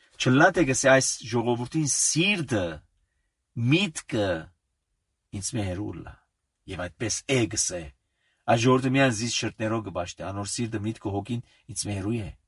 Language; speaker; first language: Armenian; early bilingual, heritage; Armenian